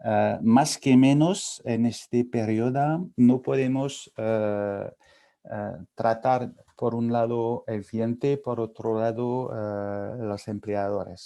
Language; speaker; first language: Spanish; non-native, fluent; French